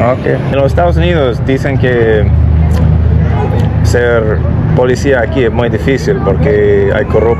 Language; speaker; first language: Spanish; non-native, fluent; English